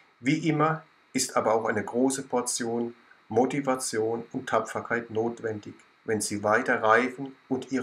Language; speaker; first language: German; native; German